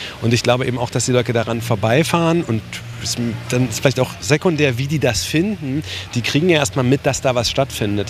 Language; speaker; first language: German; native; German